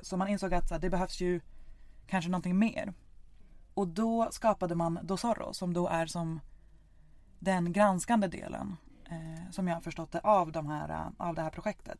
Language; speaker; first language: Swedish; native; Swedish